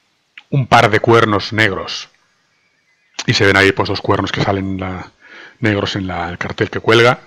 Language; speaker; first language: Spanish; native; Spanish